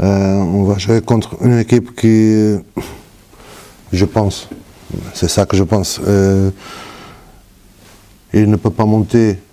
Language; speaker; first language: French; non-native, fluent; Portuguese